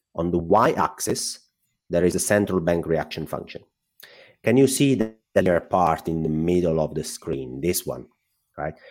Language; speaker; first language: English; non-native, fluent; Italian